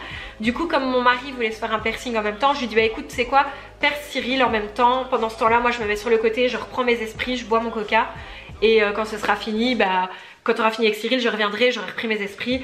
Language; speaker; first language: French; native; French